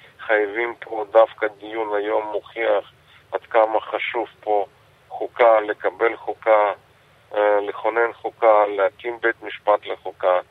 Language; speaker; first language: Hebrew; non-native, fluent; Russian